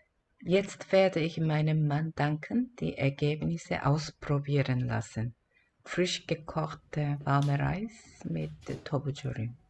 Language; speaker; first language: German; non-native, learner; Korean